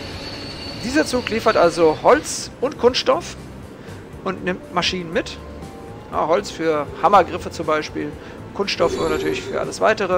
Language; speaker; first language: German; native; German